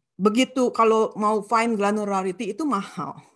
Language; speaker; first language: Indonesian; non-native, local second language; Sundanese